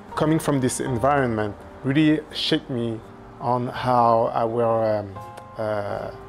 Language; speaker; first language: English; non-native, fluent; French